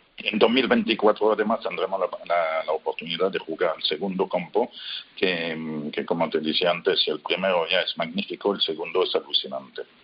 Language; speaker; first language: Spanish; non-native, fluent; French